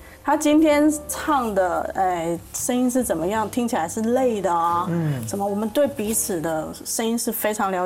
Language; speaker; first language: Chinese; native; Chinese